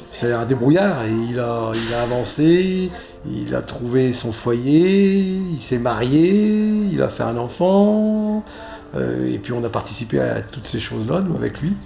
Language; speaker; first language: French; native; French